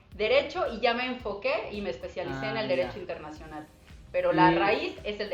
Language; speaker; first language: Spanish; native; Spanish